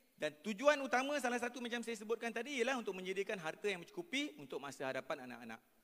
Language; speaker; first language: Malay; native; Malay